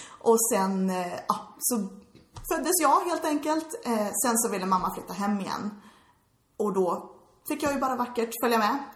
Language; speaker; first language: Swedish; early bilingual, heritage; English